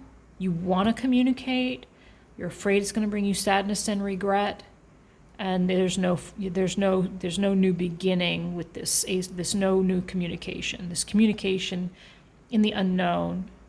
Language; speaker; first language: English; native; English